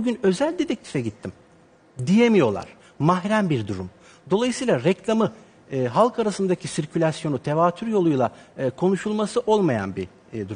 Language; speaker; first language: Turkish; native; Turkish